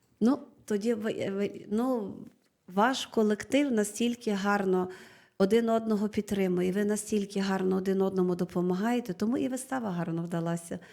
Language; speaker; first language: Ukrainian; native; Ukrainian